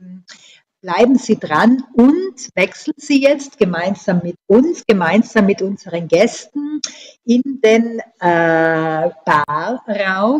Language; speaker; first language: German; native; German